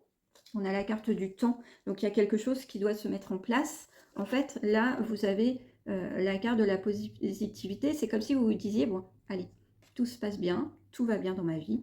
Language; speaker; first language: French; native; French